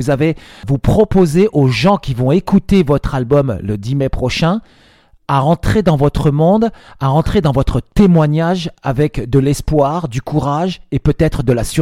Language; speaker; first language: French; native; French